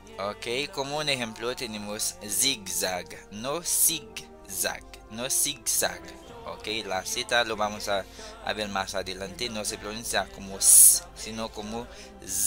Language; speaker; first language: Spanish; non-native, fluent; Haitian Creole